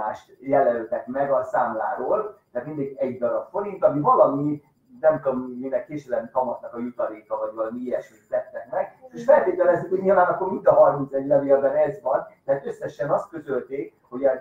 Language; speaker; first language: Hungarian; native; Hungarian